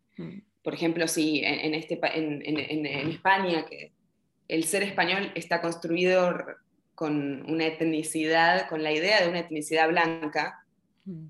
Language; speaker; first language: Spanish; native; Spanish